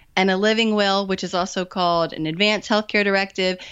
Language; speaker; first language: English; native; English